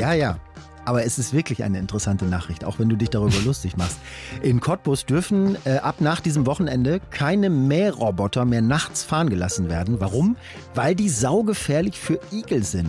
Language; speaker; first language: German; native; German